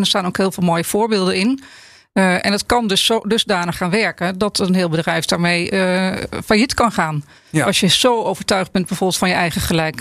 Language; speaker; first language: Dutch; native; Dutch